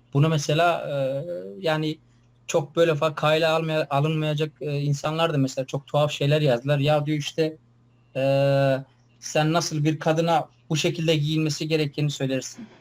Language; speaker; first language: Turkish; non-native, local second language; Kurdish